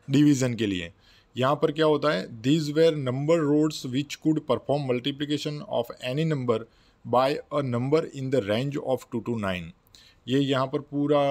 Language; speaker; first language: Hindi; non-native, local second language; Gujarati